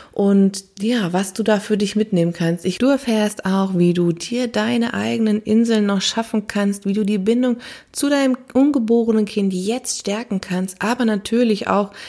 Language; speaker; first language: German; native; German